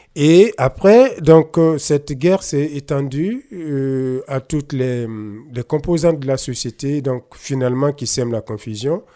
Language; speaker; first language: French; non-native, local second language; Mossi